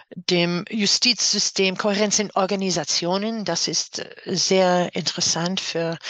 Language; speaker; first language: German; non-native, fluent; English